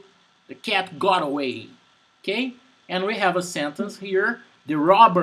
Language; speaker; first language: English; non-native, fluent; Portuguese